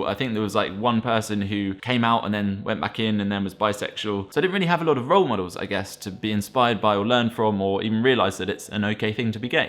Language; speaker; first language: English; native; English